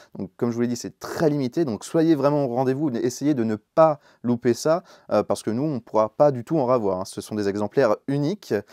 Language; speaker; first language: French; native; French